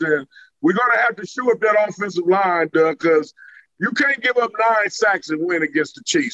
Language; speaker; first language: English; native; English